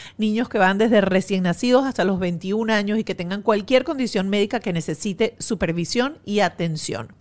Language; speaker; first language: Spanish; native; Spanish